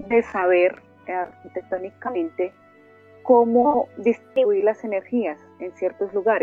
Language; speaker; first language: Spanish; native; Spanish